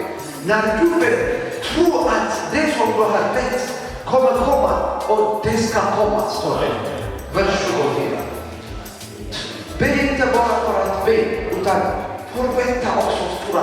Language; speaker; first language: Swedish; non-native, fluent; Tigrinya